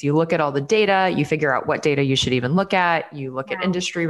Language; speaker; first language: English; native; English